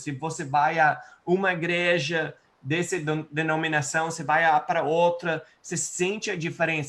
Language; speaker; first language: Portuguese; non-native, fluent; English